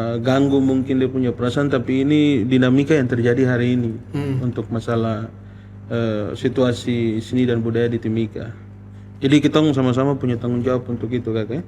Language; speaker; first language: Malay; native; Malay